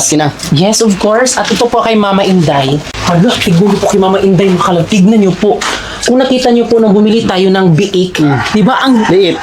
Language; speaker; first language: Filipino; non-native, local second language; Cebuano